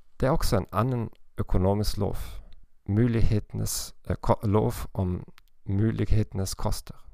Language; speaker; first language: Norwegian; non-native, learner; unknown